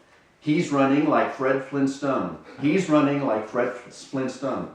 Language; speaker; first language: English; native; English